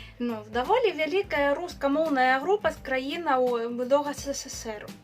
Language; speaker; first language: Belarusian; non-native, fluent; Spanish